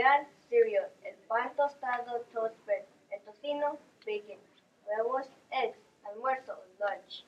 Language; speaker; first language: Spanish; non-native, learner; English